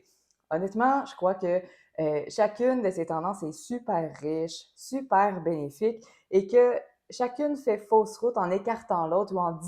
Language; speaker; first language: French; native; French